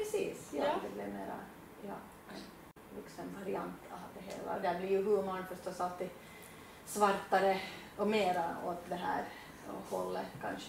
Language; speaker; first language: Swedish; native; Swedish